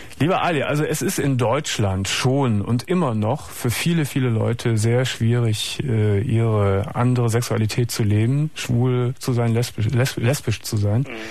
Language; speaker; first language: German; native; German